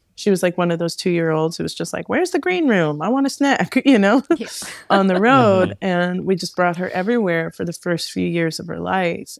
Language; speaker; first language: English; native; English